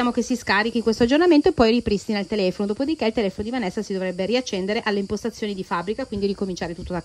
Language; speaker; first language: Italian; native; Italian